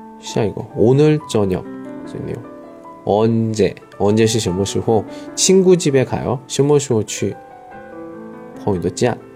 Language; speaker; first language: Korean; non-native, learner; Chinese